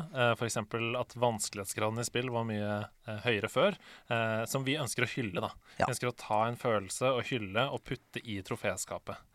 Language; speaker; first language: Norwegian; native; Norwegian